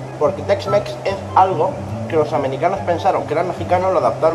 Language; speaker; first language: Spanish; native; Spanish